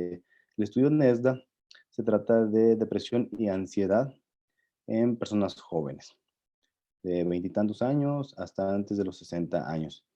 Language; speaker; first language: Spanish; native; Spanish